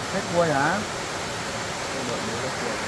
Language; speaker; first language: Vietnamese; native; Vietnamese